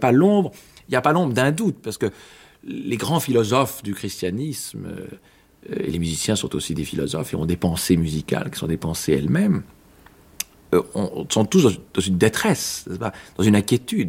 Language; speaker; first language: French; native; French